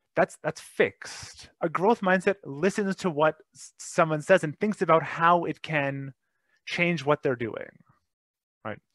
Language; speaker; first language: English; native; English